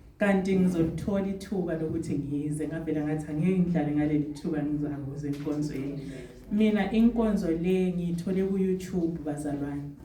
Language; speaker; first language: Zulu; native; Zulu